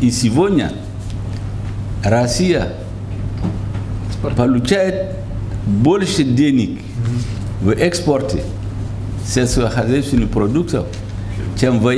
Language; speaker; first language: Russian; non-native, learner; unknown